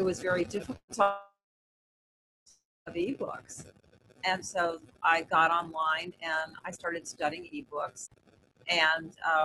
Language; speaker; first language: English; native; English